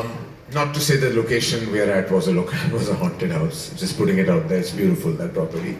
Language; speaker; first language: English; non-native, local second language; Hindi